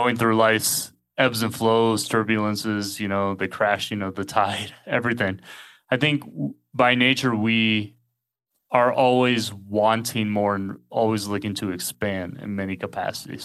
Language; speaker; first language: English; native; English